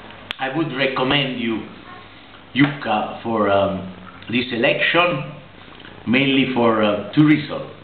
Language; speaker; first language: English; non-native, learner; Italian